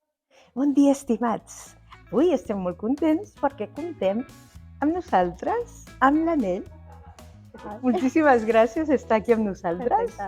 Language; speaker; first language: Catalan; non-native, fluent; Spanish